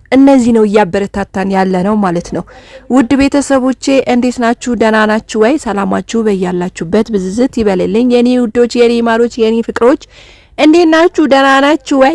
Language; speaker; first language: Amharic; non-native, local second language; Oromo